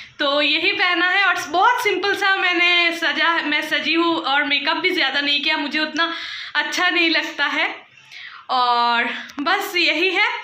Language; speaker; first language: Hindi; non-native, local second language; Bangla